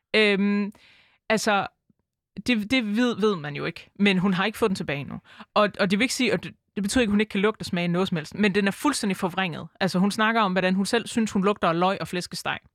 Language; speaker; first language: Danish; native; Danish